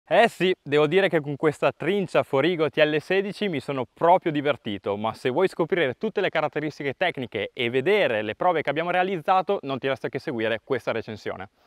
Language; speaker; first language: Italian; native; Italian